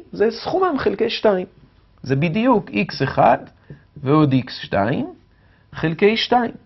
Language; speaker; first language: Hebrew; native; Hebrew